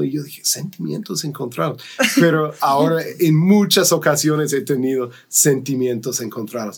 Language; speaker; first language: Spanish; non-native, fluent; English